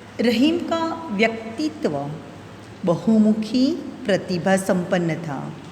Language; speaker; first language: Hindi; non-native, local second language; Gujarati